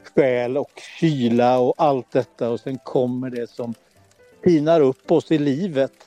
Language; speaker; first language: Swedish; native; Swedish